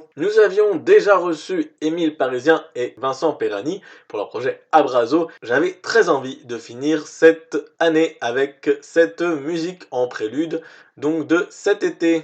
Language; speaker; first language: French; native; French